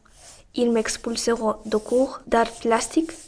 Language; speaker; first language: French; non-native, learner; Russian